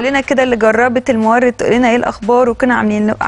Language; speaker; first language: Arabic; native; Arabic